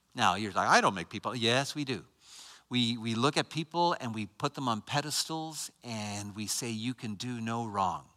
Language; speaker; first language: English; native; English